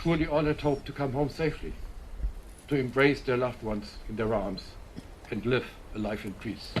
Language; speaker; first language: English; non-native, fluent; German